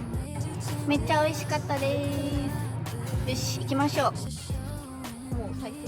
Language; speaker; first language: Japanese; native; Japanese